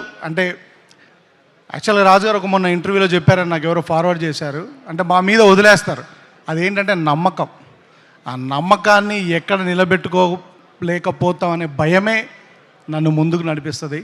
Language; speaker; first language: Telugu; native; Telugu